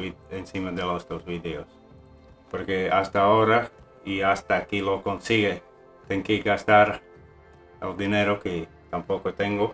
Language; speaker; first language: Spanish; non-native, fluent; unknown